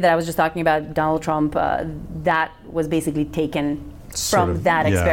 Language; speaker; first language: English; non-native, fluent; Macedonian